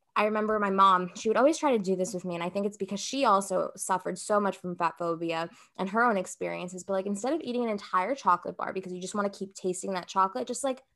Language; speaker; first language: English; native; English